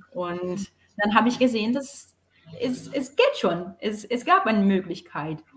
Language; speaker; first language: German; non-native, fluent; Portuguese